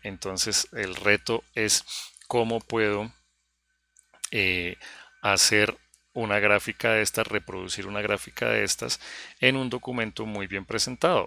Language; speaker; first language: Spanish; native; Spanish